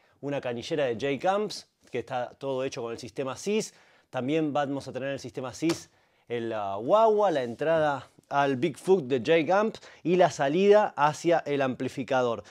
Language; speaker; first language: Spanish; native; Spanish